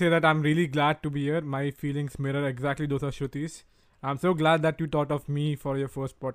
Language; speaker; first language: English; non-native, local second language; Hindi